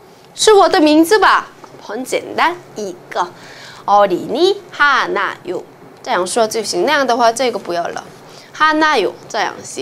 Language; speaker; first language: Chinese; non-native, fluent; Korean